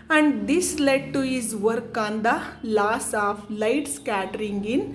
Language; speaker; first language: English; non-native, local second language; Kannada